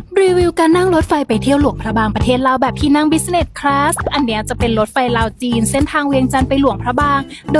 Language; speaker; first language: Thai; native; Thai